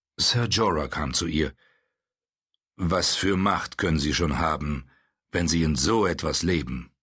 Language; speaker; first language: German; native; German